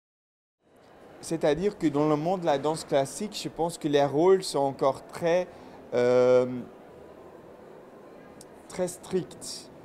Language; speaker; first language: French; non-native, local second language; Dutch